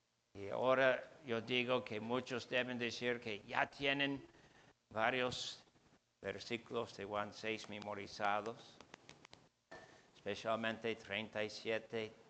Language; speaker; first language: Spanish; non-native, fluent; English